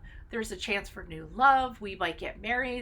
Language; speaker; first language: English; native; English